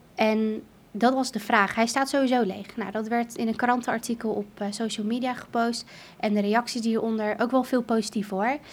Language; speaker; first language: Dutch; early bilingual, other home language; Kurdish